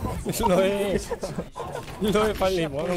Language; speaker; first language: Korean; native; Korean